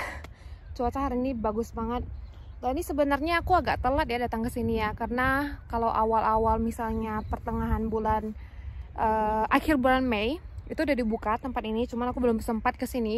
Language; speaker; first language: Indonesian; native; Indonesian